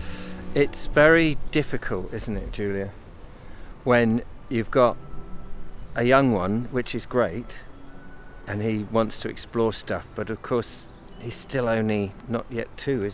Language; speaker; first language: English; native; English